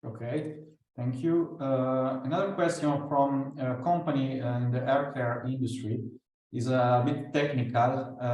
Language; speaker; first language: English; non-native, fluent; Italian